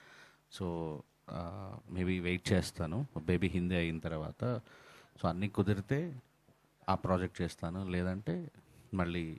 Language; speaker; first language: Telugu; native; Telugu